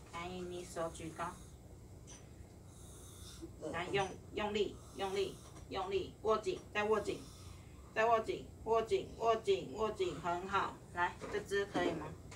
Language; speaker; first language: Chinese; native; Chinese